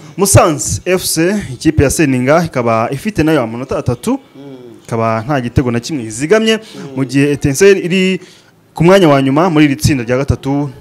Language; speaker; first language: Kinyarwanda; native; Kinyarwanda